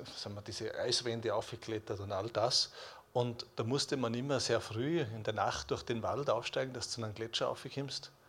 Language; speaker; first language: German; native; German